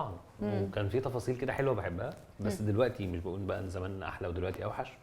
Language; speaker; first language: Arabic; native; Arabic